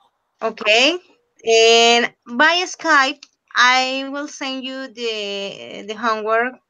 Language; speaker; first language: English; non-native, fluent; Spanish